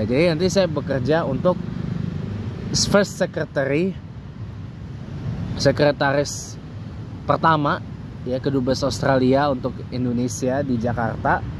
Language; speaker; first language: Indonesian; native; Indonesian